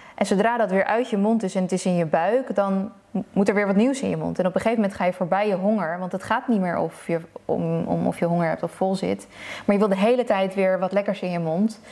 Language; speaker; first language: Dutch; early bilingual, other home language; Persian